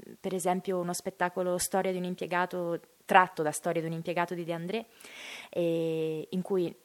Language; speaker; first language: Italian; native; Italian